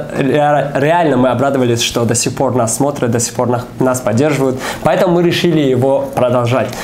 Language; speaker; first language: Russian; non-native, local second language; Tajik